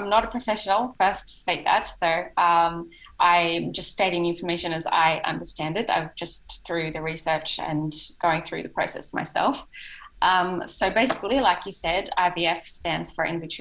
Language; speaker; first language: English; native; English